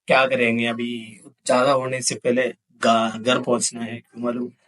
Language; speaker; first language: Hindi; non-native, local second language; Malayalam